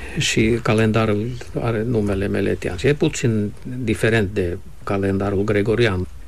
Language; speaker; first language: Romanian; non-native, fluent; Finnish